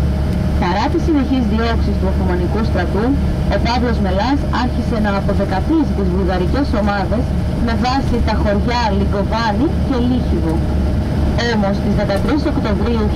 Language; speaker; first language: Greek; native; Greek